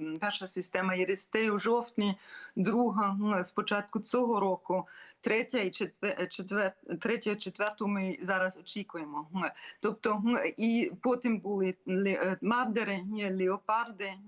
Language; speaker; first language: Ukrainian; non-native, fluent; German